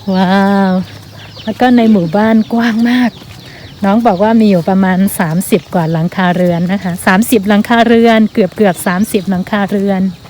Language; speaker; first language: Thai; native; Thai